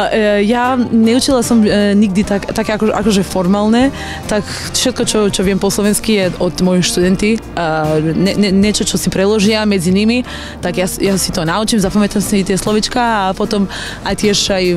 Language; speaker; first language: Slovak; non-native, learner; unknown